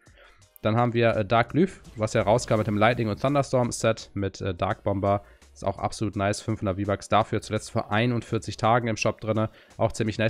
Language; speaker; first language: German; native; German